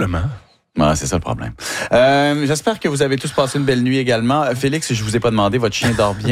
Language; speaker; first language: French; native; French